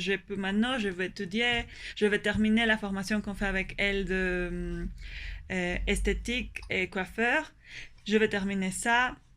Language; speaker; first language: French; non-native, fluent; Spanish